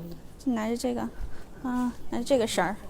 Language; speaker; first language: Chinese; native; Chinese